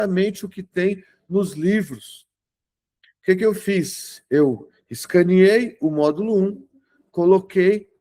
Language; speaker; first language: Portuguese; native; Portuguese